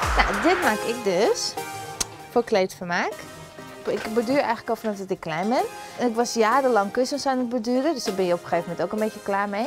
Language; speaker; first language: Dutch; native; Dutch